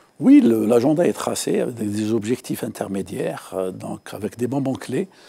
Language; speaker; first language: French; non-native, local second language; Arabic